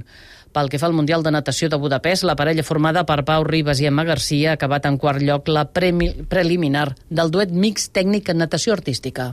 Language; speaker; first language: Catalan; native; Catalan